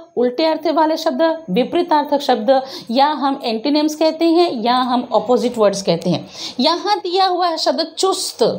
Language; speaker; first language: Hindi; native; Hindi